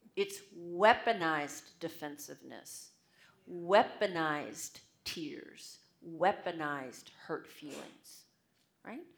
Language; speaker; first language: English; native; English